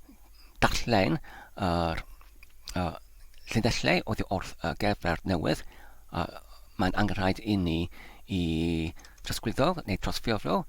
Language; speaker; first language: Welsh; non-native, fluent; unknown